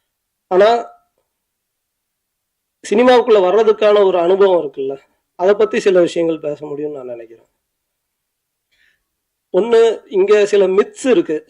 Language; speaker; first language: Tamil; native; Tamil